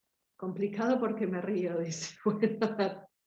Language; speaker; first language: Spanish; native; Spanish